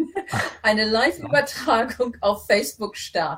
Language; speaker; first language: German; non-native, fluent; English